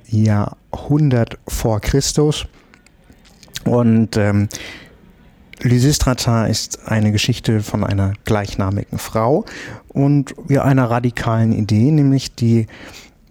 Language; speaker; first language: German; native; German